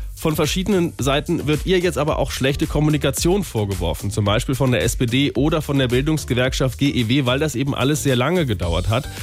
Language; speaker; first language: German; native; German